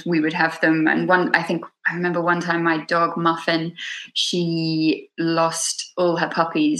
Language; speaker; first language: English; native; English